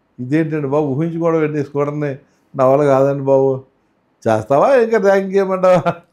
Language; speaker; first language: Telugu; native; Telugu